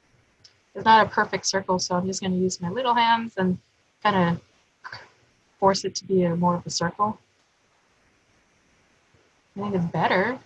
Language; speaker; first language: English; native; English